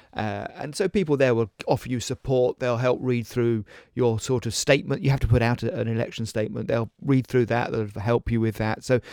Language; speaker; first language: English; native; English